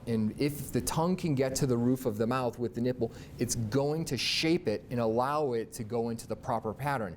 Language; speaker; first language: English; native; English